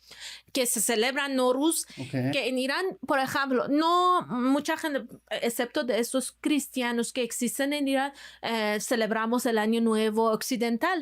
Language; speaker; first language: Spanish; non-native, fluent; Persian